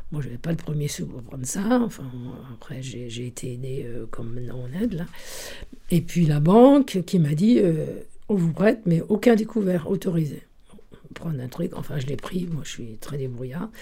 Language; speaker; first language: French; early bilingual, other home language; Italian